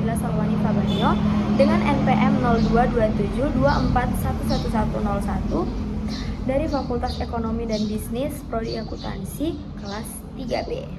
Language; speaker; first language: Indonesian; native; Indonesian